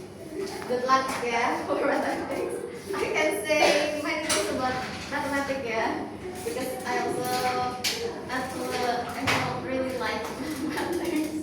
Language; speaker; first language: English; non-native, fluent; Indonesian